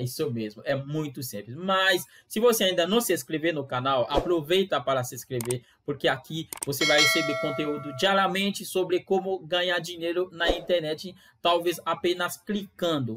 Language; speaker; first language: Portuguese; non-native, fluent; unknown